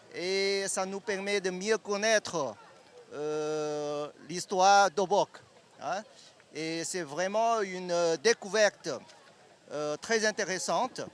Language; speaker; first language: French; non-native, learner; Chinese